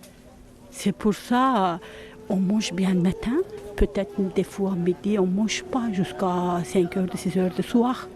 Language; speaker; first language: French; non-native, learner; Turkish